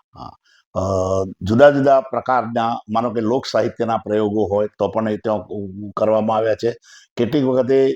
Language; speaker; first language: Gujarati; native; Gujarati